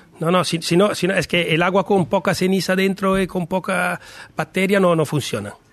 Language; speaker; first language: Spanish; non-native, fluent; Italian